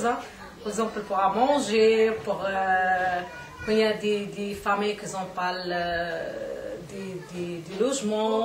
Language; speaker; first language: French; non-native, fluent; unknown